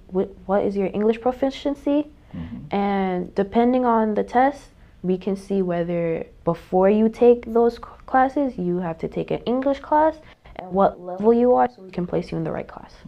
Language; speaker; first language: English; native; English